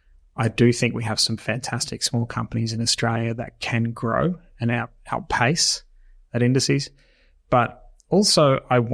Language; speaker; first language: English; native; English